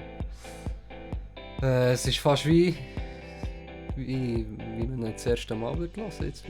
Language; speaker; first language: German; native; German